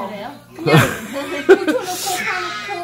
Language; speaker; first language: Korean; non-native, learner; Khmer